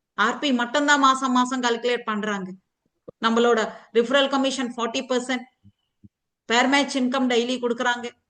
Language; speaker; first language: Tamil; non-native, fluent; Telugu